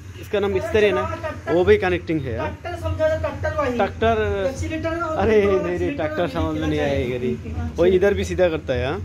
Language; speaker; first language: Hindi; non-native, fluent; Bangla